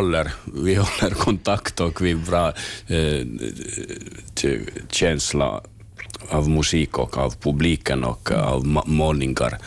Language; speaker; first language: Swedish; non-native, learner; Finnish